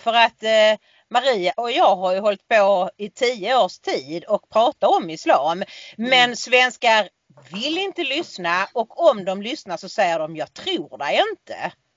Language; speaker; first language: Swedish; native; Swedish